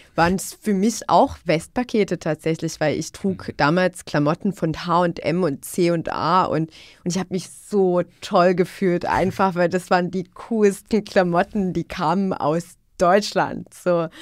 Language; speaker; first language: German; non-native, fluent; Bosnian